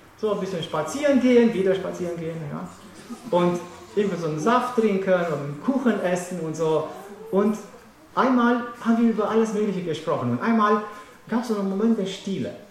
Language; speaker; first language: German; non-native, fluent; Romanian